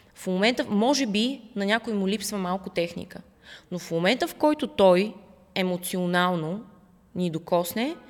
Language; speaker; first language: Bulgarian; early bilingual, other home language; Russian